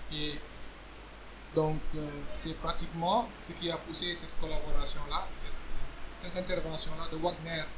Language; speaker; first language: French; non-native, local second language; Wolof